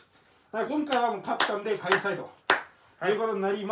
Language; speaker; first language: Japanese; native; Japanese